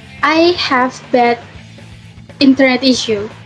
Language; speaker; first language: English; non-native, learner; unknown